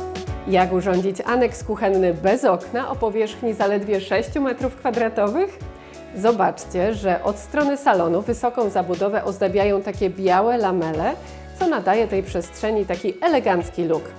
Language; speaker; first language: Polish; native; Polish